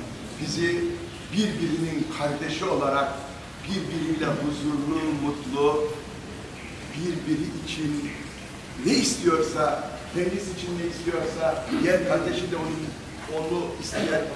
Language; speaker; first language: Turkish; native; Turkish